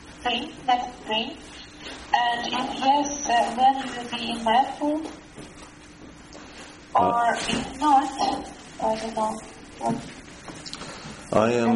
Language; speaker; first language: English; non-native, learner; Russian